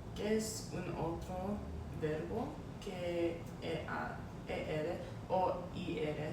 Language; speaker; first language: Spanish; non-native, learner; English